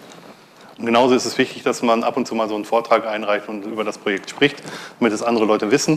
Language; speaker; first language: German; native; German